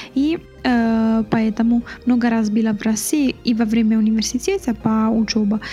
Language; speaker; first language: Russian; non-native, fluent; Italian